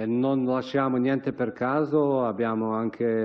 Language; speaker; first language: Italian; non-native, fluent; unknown